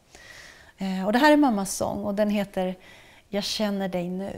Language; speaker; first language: Swedish; native; Swedish